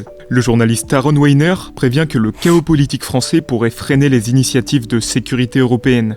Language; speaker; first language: French; native; French